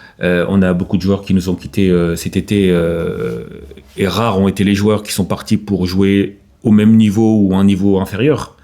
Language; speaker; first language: French; native; French